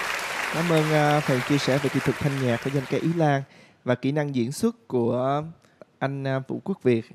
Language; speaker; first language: Vietnamese; native; Vietnamese